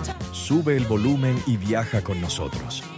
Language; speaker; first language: Spanish; native; Spanish